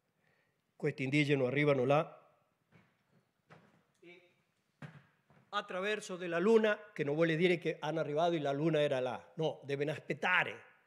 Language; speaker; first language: Italian; non-native, learner; Spanish